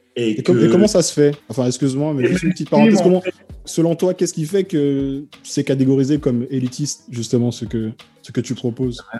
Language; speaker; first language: French; native; French